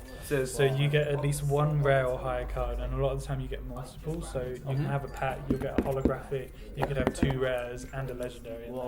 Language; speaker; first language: English; native; English